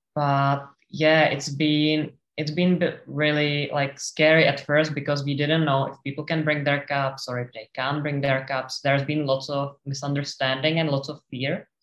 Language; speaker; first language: English; non-native, fluent; Czech